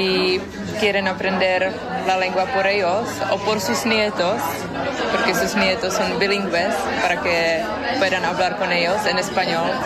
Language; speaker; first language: Spanish; non-native, fluent; Czech